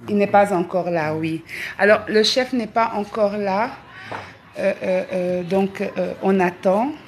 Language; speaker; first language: French; native; French